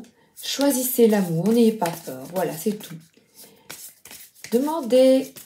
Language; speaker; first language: French; native; French